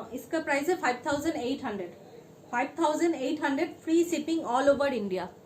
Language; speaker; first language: Hindi; non-native, local second language; Bangla